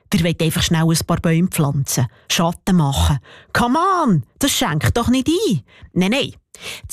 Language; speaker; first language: German; native; German